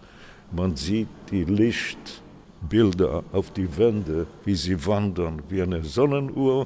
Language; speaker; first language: German; non-native, fluent; Hebrew